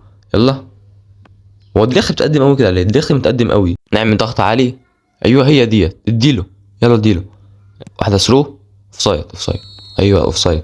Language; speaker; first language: Arabic; native; Arabic